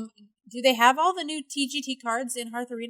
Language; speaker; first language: English; native; English